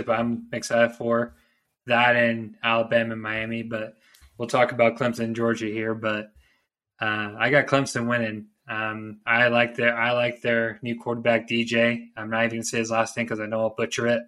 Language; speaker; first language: English; native; English